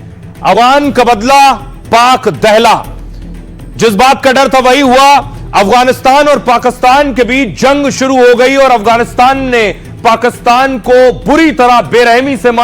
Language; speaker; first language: Hindi; native; Hindi